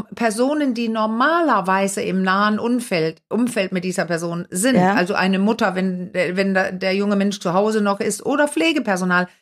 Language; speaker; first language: German; non-native, fluent; Danish